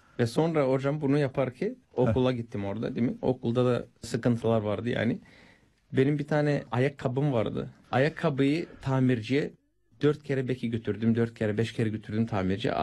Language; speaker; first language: Turkish; non-native, fluent; Bulgarian